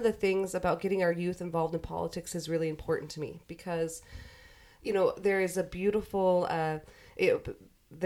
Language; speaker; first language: English; native; English